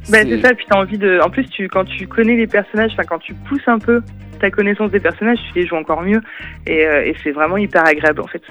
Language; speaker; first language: French; native; French